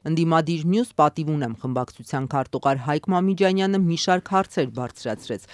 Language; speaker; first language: Armenian; native; Armenian